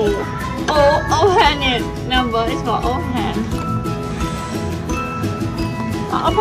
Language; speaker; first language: English; non-native, learner; Khmer